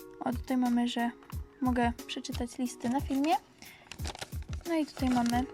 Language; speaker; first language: Polish; native; Polish